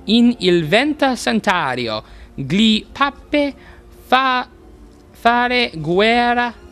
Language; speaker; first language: Italian; non-native, learner; English